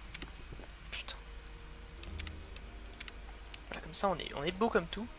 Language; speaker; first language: French; native; French